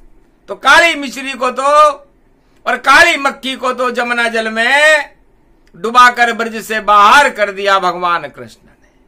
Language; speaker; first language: Hindi; native; Hindi